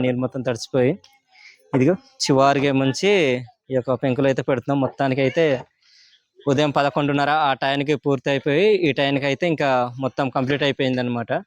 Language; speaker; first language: Telugu; non-native, local second language; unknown